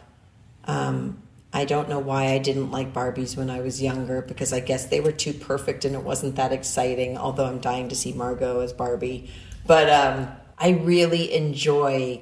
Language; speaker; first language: English; native; English